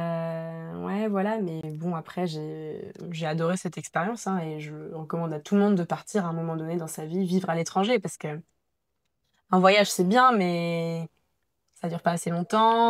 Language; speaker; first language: French; native; French